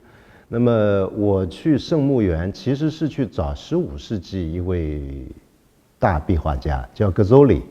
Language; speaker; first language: Chinese; native; Chinese